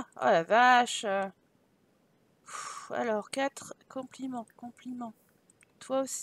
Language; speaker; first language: French; native; French